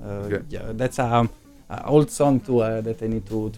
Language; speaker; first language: English; non-native, fluent; Italian